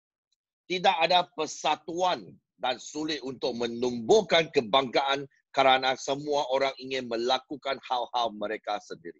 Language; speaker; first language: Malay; non-native, local second language; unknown